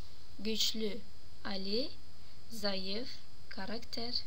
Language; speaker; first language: Turkish; non-native, fluent; Russian